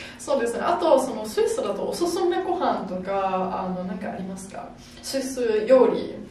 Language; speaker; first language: Japanese; non-native, fluent; German